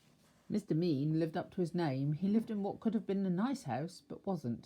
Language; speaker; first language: English; native; English